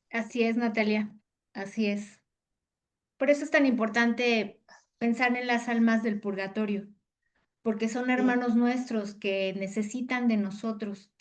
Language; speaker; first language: Spanish; native; Spanish